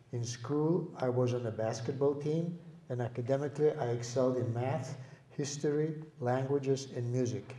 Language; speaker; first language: English; early bilingual, other home language; Lithuanian